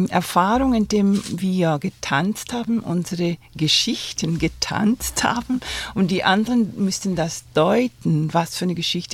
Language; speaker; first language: German; non-native, fluent; Spanish